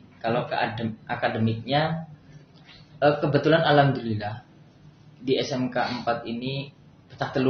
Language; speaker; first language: Indonesian; native; Indonesian